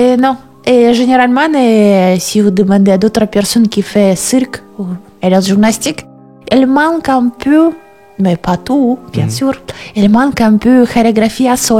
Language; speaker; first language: French; non-native, learner; Russian